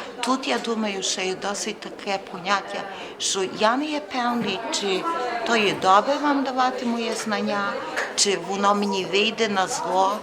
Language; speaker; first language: Ukrainian; early bilingual, heritage; Ukrainian